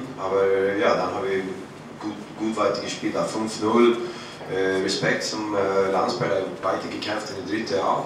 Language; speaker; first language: German; non-native, learner; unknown